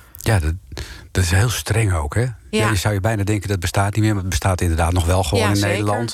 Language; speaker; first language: Dutch; native; Dutch